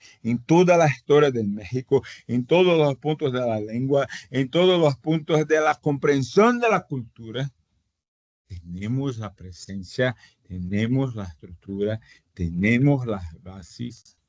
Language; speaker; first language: Spanish; non-native, fluent; Portuguese